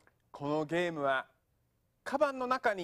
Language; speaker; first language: Japanese; non-native, fluent; English